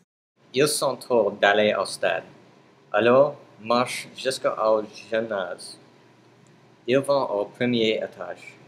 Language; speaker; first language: French; non-native, learner; English